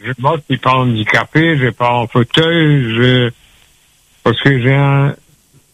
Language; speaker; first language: French; non-native, local second language; Réunion Creole French